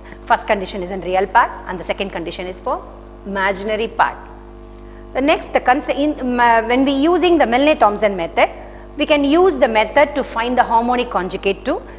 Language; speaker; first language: English; non-native, local second language; Tamil